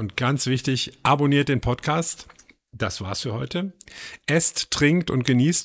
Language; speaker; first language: German; native; German